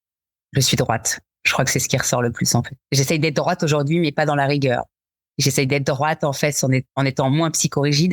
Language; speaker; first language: French; native; French